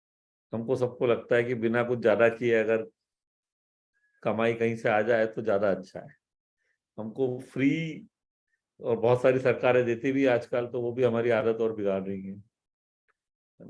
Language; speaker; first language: Hindi; native; Hindi